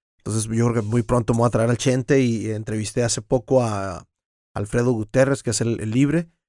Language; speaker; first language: Spanish; native; Spanish